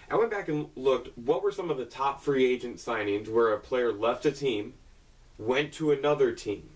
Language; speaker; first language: English; native; English